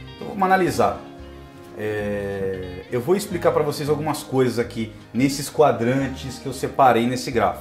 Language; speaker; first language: Portuguese; native; Portuguese